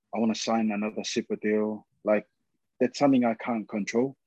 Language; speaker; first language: English; native; English